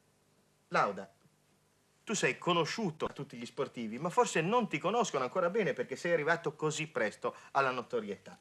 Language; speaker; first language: Italian; native; Italian